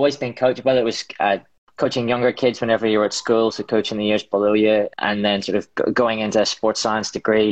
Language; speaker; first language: English; native; English